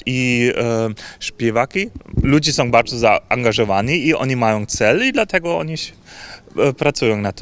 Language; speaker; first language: Polish; non-native, learner; German